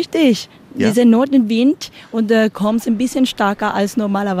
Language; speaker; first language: German; non-native, learner; Spanish